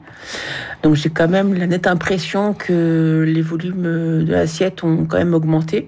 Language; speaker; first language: French; native; French